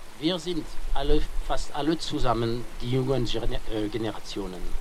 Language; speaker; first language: German; non-native, fluent; French